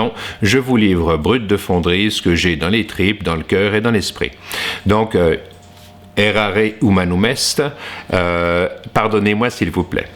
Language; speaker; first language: French; native; French